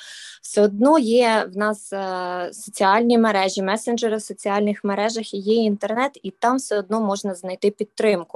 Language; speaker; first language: Ukrainian; native; Ukrainian